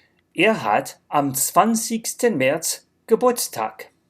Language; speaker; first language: German; non-native, fluent; English